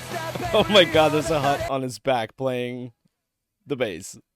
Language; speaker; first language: English; native; English